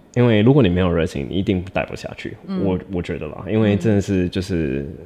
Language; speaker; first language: Chinese; non-native, fluent; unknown